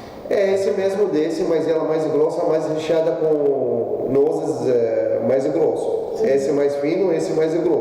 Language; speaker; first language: Portuguese; non-native, learner; Arabic